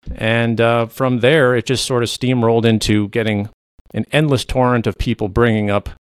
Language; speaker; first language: English; non-native, fluent; Low German